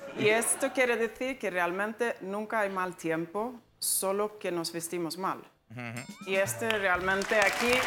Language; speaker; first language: Spanish; non-native, fluent; Swedish